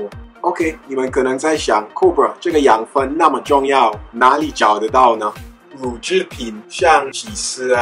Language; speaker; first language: Chinese; non-native, fluent; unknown